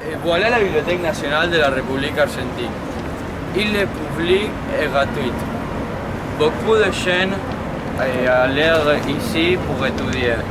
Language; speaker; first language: French; non-native, learner; Spanish